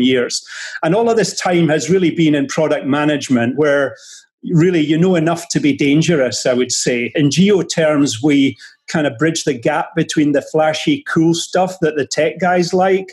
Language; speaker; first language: English; native; English